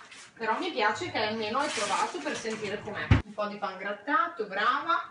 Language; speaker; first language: Italian; native; Italian